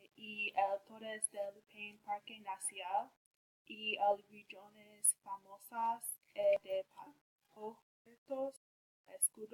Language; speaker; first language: Spanish; non-native, learner; English